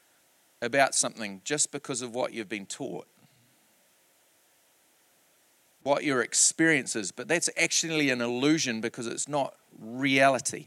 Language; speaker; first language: English; native; English